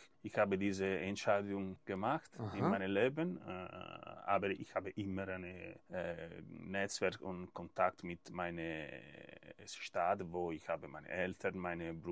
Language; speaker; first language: German; non-native, learner; Italian